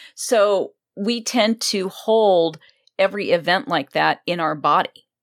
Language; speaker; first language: English; native; English